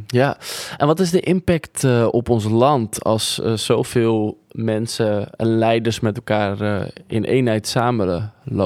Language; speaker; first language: Dutch; native; Dutch